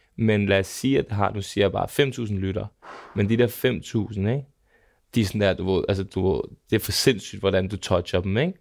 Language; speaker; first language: Danish; early bilingual, other home language; Serbian